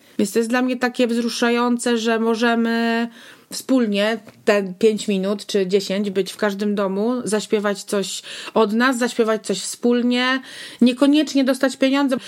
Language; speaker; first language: Polish; native; Polish